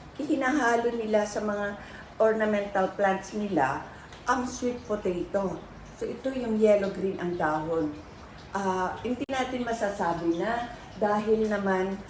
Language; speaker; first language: Filipino; non-native, local second language; Iloko